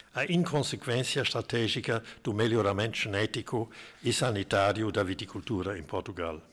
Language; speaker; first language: Portuguese; non-native, fluent; German